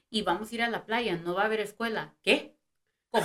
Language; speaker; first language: Spanish; early bilingual, heritage; Spanish